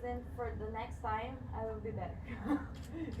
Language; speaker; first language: English; non-native, learner; Portuguese